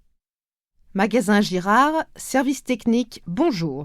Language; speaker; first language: French; native; French